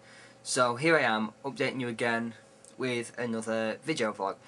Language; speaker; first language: English; native; English